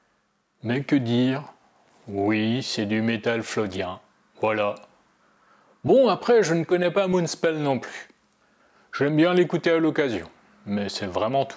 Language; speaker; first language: French; native; French